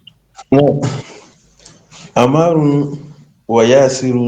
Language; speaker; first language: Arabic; non-native, learner; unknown